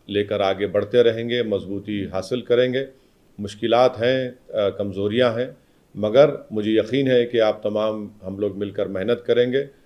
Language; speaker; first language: Hindi; non-native, local second language; Urdu